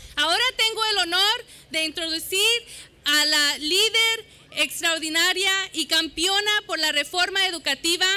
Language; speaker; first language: Spanish; early bilingual, heritage; Spanish